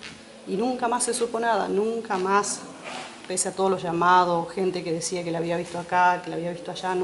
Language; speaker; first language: Spanish; native; Spanish